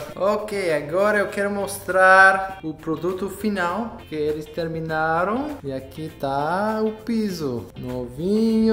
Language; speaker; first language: Portuguese; non-native, learner; English